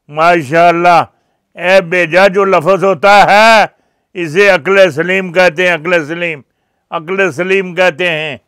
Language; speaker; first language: Urdu; non-native, local second language; Punjabi